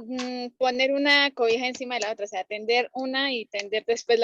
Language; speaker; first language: Spanish; native; Spanish